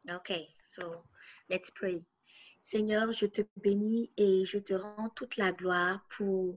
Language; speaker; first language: English; non-native, fluent; French